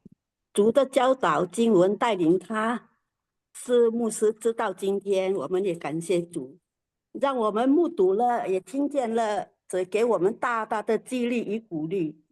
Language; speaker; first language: Chinese; early bilingual, heritage; Chinese